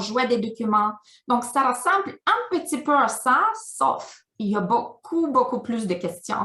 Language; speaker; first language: French; non-native, fluent; Ukrainian